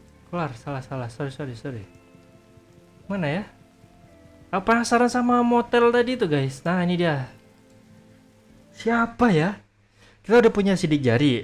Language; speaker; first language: Indonesian; native; Indonesian